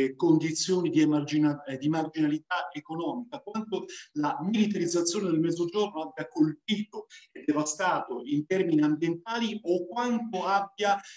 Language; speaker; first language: Italian; native; Italian